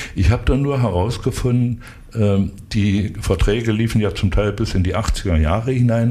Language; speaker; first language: German; native; German